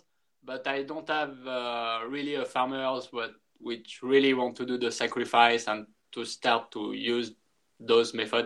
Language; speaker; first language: English; non-native, fluent; French